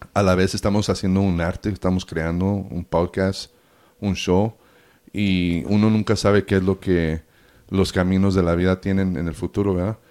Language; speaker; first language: Spanish; early bilingual, heritage; Spanish